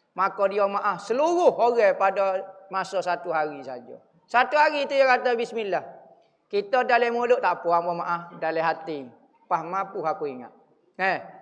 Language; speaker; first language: Malay; native; Malay